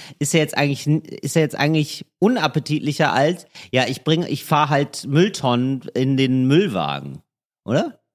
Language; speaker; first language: German; native; German